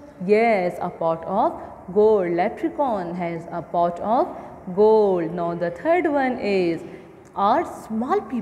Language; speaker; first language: English; non-native, local second language; Urdu